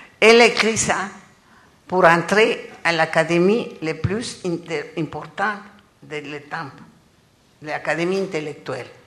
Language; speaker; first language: French; non-native, learner; Spanish